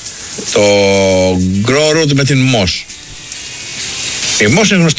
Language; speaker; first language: Greek; native; Greek